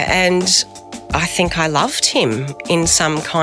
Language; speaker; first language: English; native; English